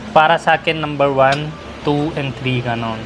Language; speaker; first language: Filipino; non-native, learner; Hindi